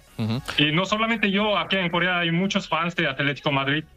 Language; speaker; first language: Spanish; non-native, learner; Korean